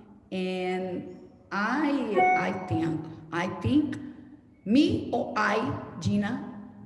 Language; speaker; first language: English; non-native, learner; Portuguese